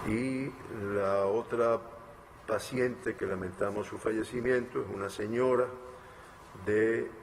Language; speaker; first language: Spanish; native; Spanish